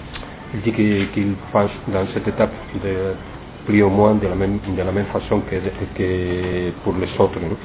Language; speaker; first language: French; non-native, fluent; Spanish